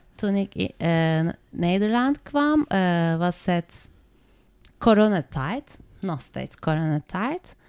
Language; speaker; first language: Dutch; non-native, fluent; Turkish